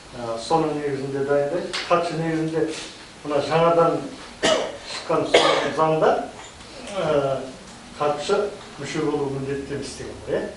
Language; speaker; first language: Kazakh; native; Kazakh